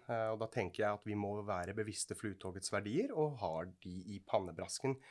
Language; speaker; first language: Norwegian; non-native, fluent; Swiss German